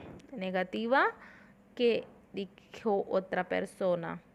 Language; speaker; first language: Spanish; non-native, learner; Hindi